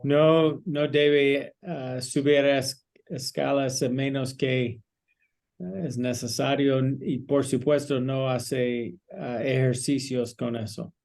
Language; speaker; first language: Spanish; non-native, learner; English